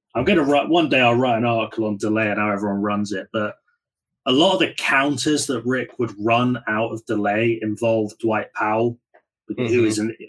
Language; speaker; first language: English; native; English